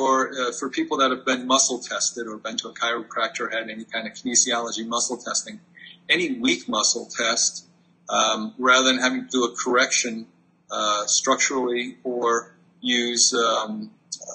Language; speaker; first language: English; native; English